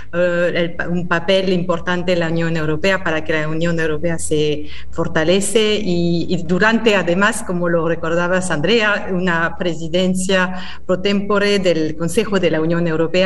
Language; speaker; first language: Spanish; non-native, fluent; French